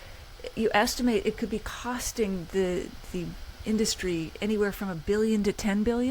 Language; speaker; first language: English; native; English